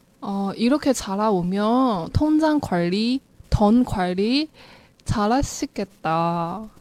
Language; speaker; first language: Korean; non-native, fluent; Chinese